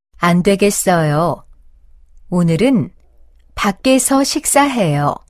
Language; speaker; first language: Korean; native; Korean